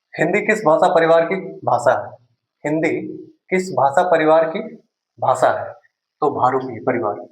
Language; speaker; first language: Hindi; native; Hindi